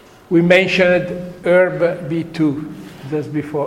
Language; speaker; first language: English; non-native, fluent; Italian